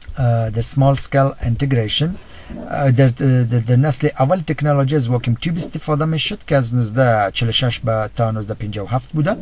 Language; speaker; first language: Persian; native; Persian